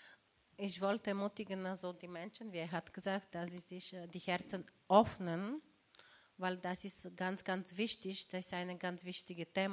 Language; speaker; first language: German; non-native, learner; Bulgarian